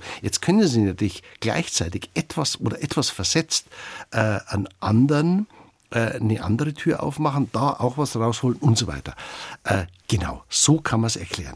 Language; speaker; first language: German; native; German